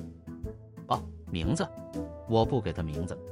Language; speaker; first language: Chinese; non-native, learner; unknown